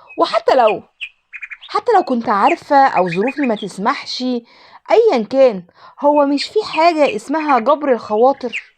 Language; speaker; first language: Egyptian Arabic; native; Egyptian Arabic